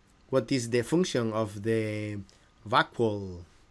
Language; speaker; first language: English; non-native, fluent; Galician